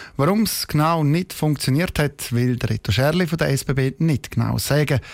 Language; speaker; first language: German; native; German